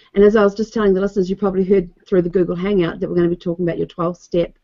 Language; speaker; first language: English; native; English